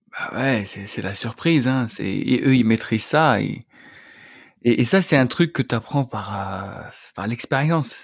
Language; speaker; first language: French; non-native, local second language; Arabic